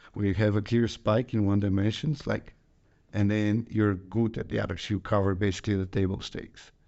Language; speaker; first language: English; non-native, fluent; Bulgarian